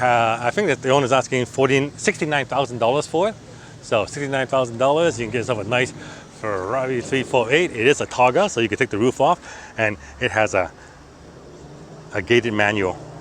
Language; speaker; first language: English; native; English